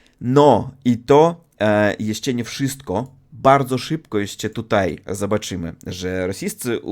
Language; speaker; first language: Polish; non-native, fluent; Russian